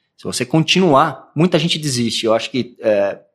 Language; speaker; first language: Portuguese; native; Portuguese